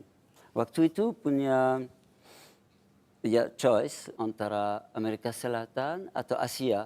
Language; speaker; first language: Indonesian; non-native, fluent; French